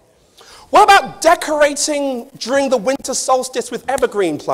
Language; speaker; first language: English; native; English